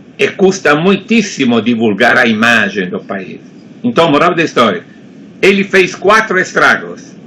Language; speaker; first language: Portuguese; non-native, fluent; Italian